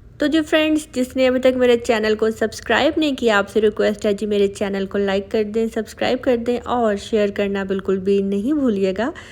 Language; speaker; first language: Urdu; native; Urdu